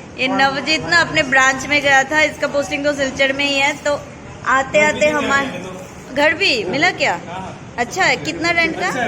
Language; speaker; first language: Hindi; non-native, local second language; Bangla